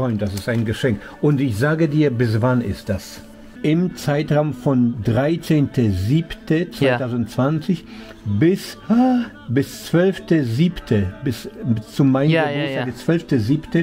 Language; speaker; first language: German; non-native, learner; Polish